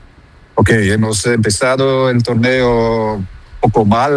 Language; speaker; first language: Spanish; non-native, fluent; Dutch